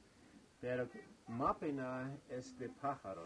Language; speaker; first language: Spanish; non-native, fluent; English